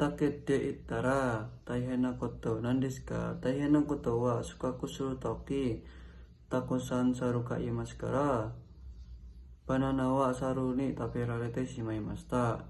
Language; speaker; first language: Japanese; non-native, learner; Indonesian